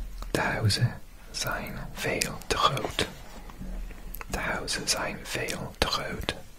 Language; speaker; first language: Dutch; non-native, learner; English